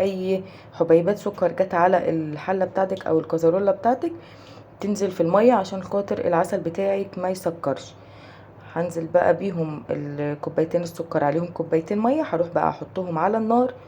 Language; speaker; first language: Arabic; native; Arabic